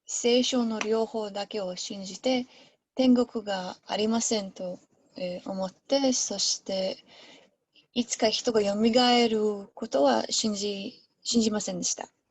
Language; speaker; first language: Japanese; non-native, learner; English